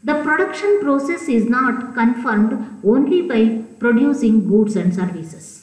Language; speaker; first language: English; non-native, local second language; Kannada